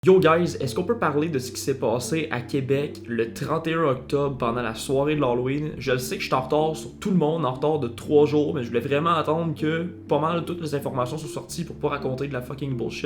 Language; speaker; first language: French; native; French